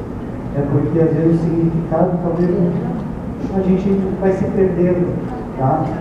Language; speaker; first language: Portuguese; native; Portuguese